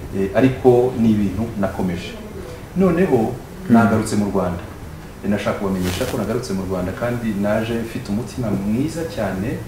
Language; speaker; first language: Kinyarwanda; early bilingual, heritage; Kinyarwanda